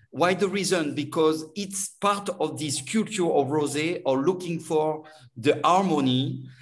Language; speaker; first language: English; non-native, learner; French